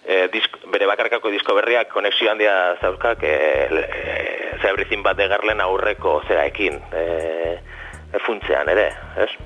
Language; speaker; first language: Basque; native; Basque